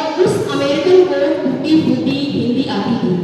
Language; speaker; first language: Hindi; native; Hindi